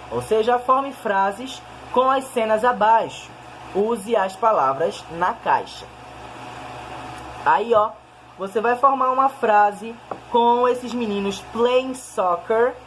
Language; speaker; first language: Portuguese; native; Portuguese